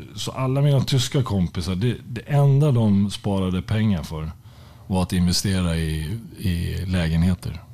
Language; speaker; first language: Swedish; native; Swedish